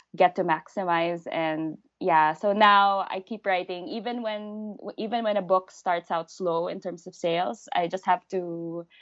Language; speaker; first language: English; native; English